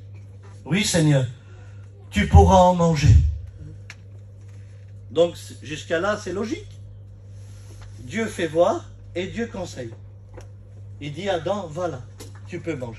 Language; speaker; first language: French; native; French